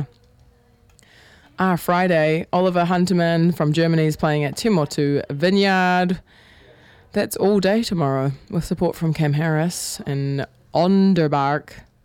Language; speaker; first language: English; native; English